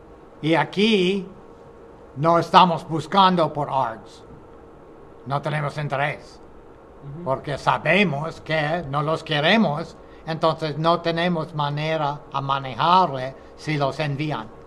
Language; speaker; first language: Spanish; non-native, fluent; English